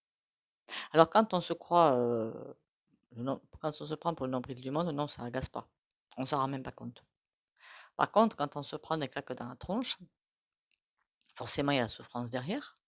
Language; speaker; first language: French; native; French